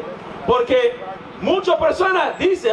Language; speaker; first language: Spanish; non-native, learner; English